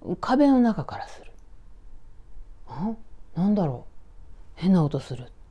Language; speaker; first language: Japanese; native; Japanese